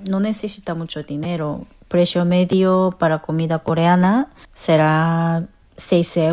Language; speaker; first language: Spanish; non-native, fluent; Korean